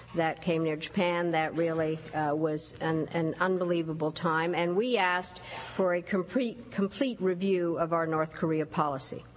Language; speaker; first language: English; early bilingual, other home language; Czech